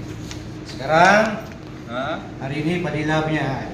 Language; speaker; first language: Malay; native; Malay